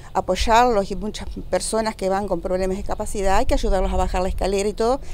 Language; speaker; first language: Spanish; native; Spanish